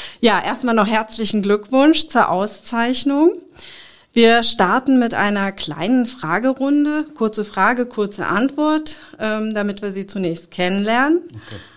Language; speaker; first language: German; native; German